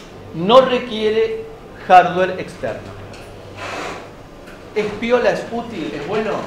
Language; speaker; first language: Spanish; native; Spanish